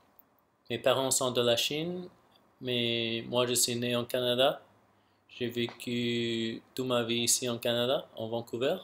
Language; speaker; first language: French; non-native, local second language; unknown